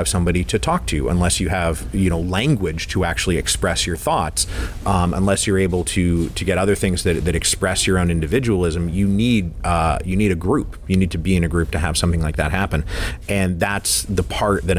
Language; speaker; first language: English; native; English